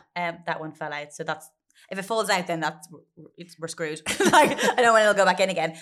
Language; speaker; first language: English; native; English